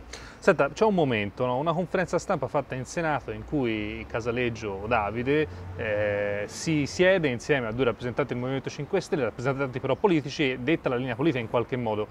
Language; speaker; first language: Italian; native; Italian